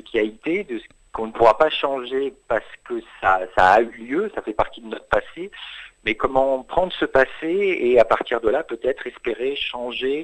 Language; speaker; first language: French; native; French